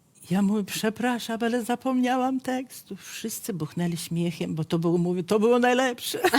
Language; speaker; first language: Polish; non-native, fluent; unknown